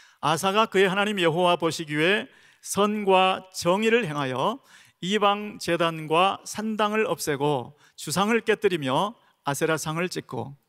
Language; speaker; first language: Korean; native; Korean